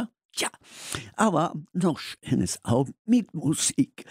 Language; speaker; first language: German; non-native, learner; Spanish